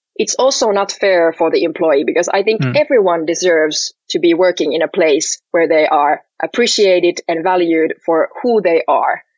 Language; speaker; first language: English; non-native, fluent; Finnish